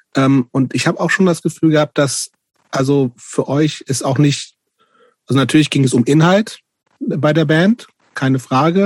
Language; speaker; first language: German; native; German